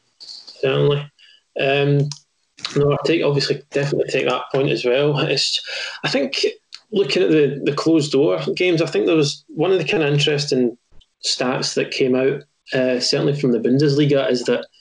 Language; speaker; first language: English; native; English